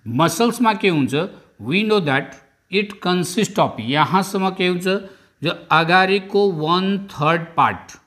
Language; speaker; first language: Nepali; non-native, local second language; Bhojpuri